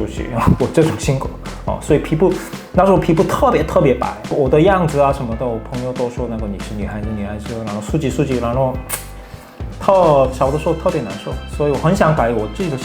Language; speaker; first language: Chinese; non-native, fluent; Korean